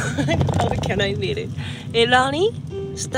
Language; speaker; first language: English; non-native, learner; Japanese